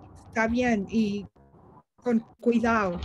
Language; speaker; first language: Spanish; non-native, learner; English